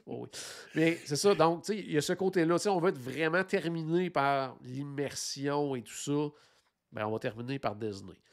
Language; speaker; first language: French; native; French